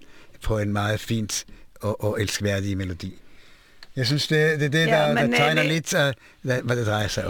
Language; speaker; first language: Danish; non-native, fluent; Hebrew